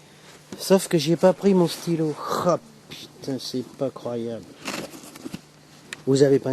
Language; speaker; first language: French; native; French